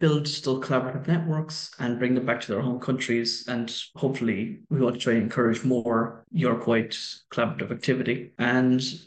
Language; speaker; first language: English; native; English